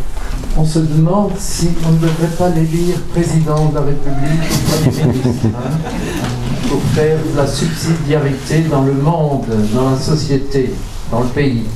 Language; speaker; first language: French; native; French